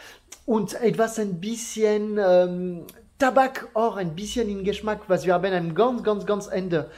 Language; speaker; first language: German; non-native, learner; French